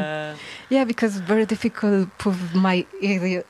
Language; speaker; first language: English; non-native, learner; Spanish